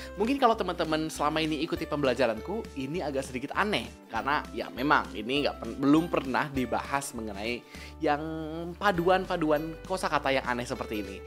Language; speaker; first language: Indonesian; native; Indonesian